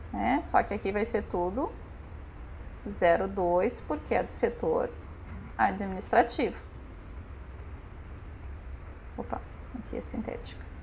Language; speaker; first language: Portuguese; native; Portuguese